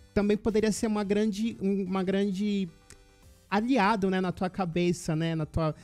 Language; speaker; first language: Portuguese; native; Portuguese